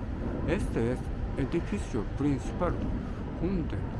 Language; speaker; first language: Spanish; non-native, learner; Japanese